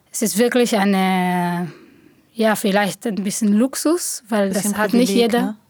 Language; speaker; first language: German; non-native, fluent; Hebrew